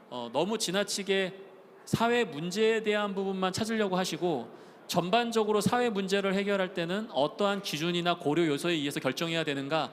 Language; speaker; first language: Korean; native; Korean